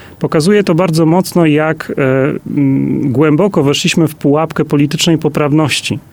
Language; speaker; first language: Polish; native; Polish